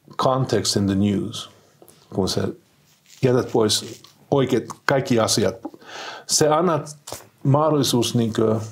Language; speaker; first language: Finnish; non-native, fluent; Spanish